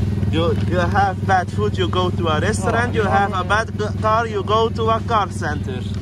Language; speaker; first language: English; non-native, learner; Dutch